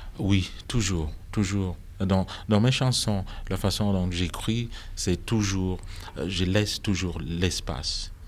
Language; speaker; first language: French; non-native, fluent; Acoli